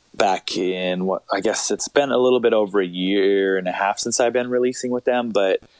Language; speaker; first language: English; native; English